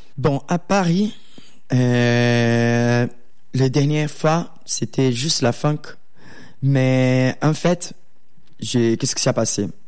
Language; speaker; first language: French; non-native, learner; Portuguese